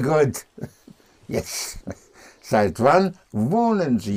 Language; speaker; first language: German; non-native, fluent; English